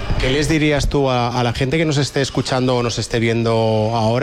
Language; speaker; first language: Spanish; non-native, local second language; Catalan